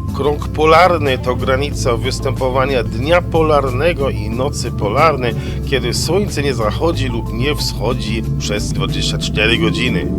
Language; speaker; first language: Polish; native; Polish